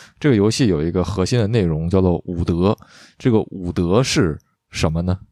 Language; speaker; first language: Chinese; native; Chinese